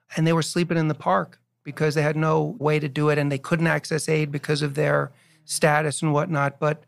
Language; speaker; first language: English; native; English